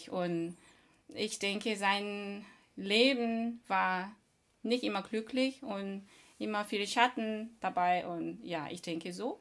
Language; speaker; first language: German; non-native, fluent; Korean